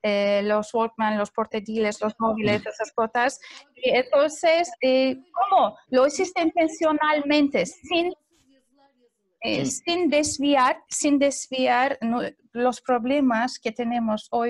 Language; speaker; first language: Spanish; non-native, fluent; Turkish